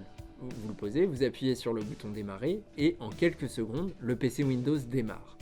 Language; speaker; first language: French; native; French